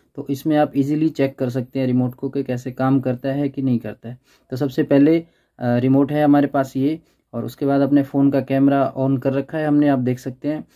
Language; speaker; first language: Hindi; native; Hindi